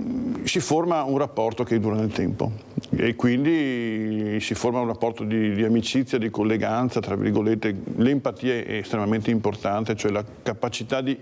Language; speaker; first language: Italian; native; Italian